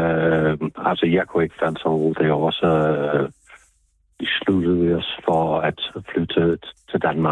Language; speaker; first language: Danish; non-native, fluent; English